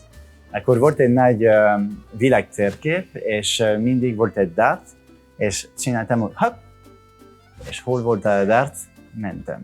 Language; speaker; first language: Hungarian; non-native, learner; French